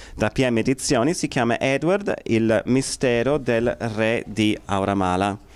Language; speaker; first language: Italian; non-native, fluent; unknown